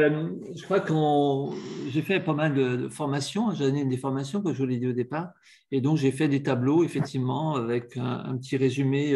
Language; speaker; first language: French; native; French